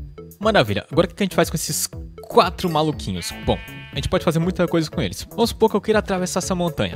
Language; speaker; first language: Portuguese; native; Portuguese